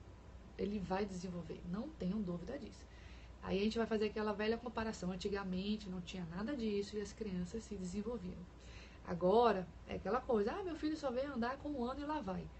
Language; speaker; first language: Portuguese; native; Portuguese